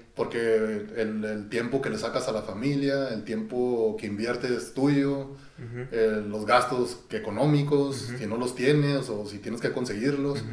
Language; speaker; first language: Spanish; native; Spanish